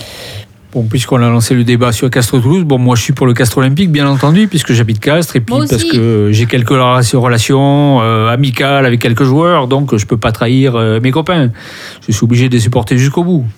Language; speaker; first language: French; native; French